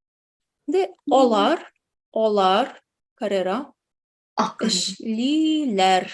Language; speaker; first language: Japanese; non-native, fluent; Tatar